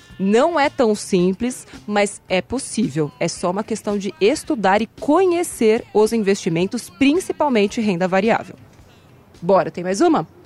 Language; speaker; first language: Portuguese; native; Portuguese